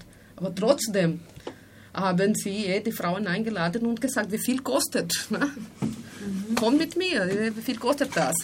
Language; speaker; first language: German; non-native, fluent; Spanish